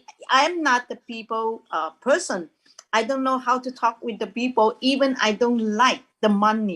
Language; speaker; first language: English; non-native, learner; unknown